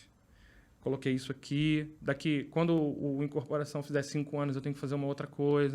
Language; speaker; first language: Portuguese; native; Portuguese